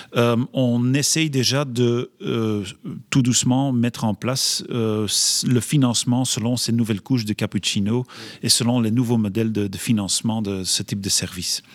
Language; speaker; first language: French; native; French